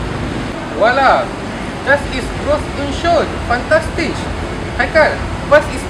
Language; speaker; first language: German; non-native, learner; Malay